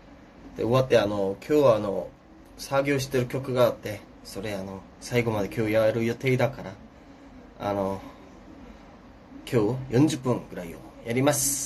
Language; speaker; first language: Japanese; non-native, fluent; Korean